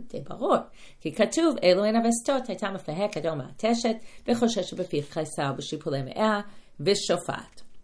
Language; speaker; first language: Hebrew; non-native, fluent; English